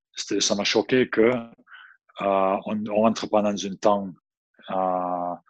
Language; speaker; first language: French; non-native, fluent; English